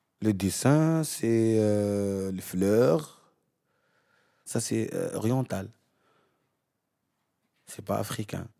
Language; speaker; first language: French; non-native, learner; Arabic